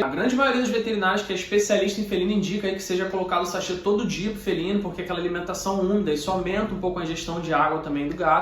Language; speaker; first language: Portuguese; native; Portuguese